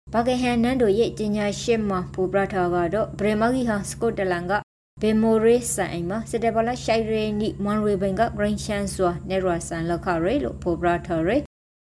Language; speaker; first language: Burmese; native; Burmese